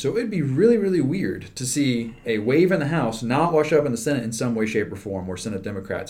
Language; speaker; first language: English; native; English